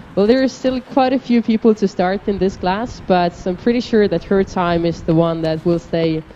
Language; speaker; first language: English; non-native, fluent; Estonian